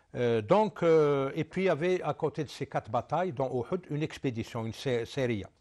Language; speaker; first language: French; non-native, local second language; Arabic